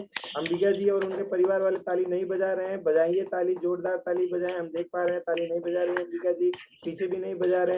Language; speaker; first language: Hindi; native; Hindi